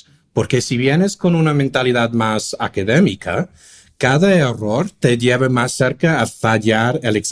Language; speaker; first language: Spanish; non-native, fluent; English